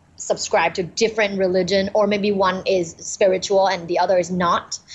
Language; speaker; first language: English; non-native, fluent; Thai